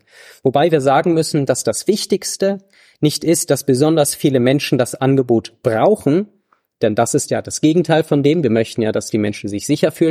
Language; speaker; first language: German; native; German